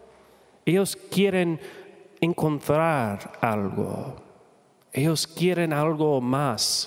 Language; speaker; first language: Spanish; non-native, fluent; English